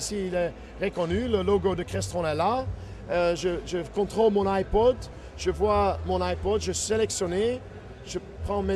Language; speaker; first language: French; non-native, fluent; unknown